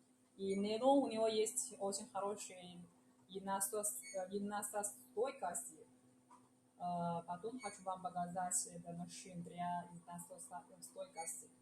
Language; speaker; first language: Russian; non-native, learner; Chinese